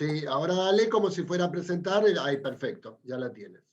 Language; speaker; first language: Spanish; native; Spanish